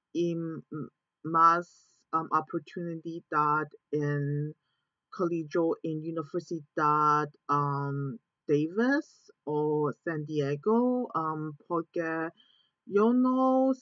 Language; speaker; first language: Spanish; non-native, learner; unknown